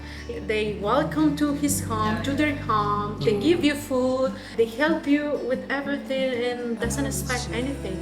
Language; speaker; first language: English; non-native, fluent; Spanish